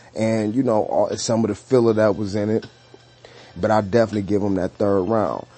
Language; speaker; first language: English; native; English